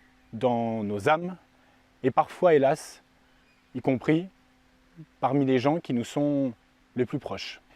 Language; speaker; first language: French; native; French